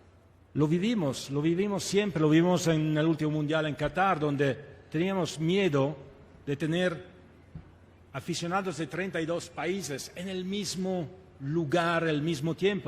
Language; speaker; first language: Spanish; non-native, fluent; Italian